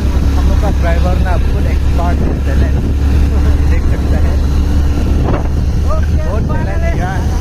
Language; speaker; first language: Hindi; non-native, local second language; Karbi